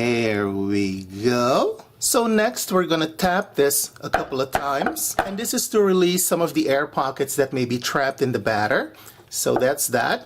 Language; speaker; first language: English; non-native, fluent; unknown